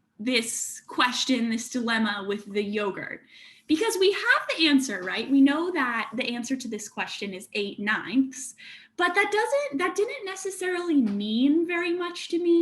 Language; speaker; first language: English; native; English